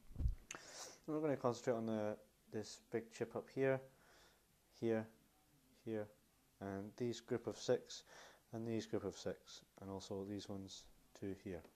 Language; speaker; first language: English; native; English